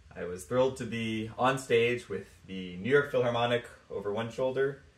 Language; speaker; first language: English; native; English